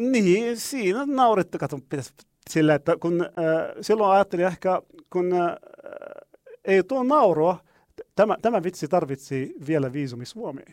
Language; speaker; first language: Finnish; non-native, learner; Arabic